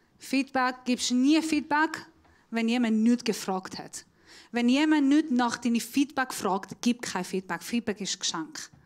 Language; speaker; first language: German; non-native, fluent; Assyrian Neo-Aramaic